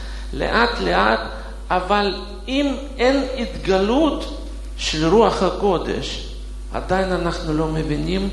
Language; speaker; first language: Hebrew; non-native, fluent; Russian